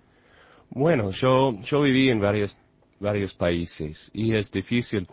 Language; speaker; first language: Spanish; non-native, learner; English